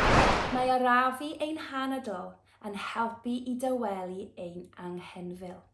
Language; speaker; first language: Welsh; non-native, local second language; English